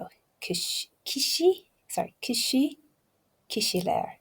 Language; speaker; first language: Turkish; non-native, learner; English